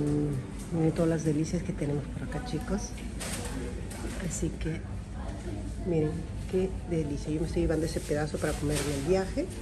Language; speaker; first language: Spanish; native; Spanish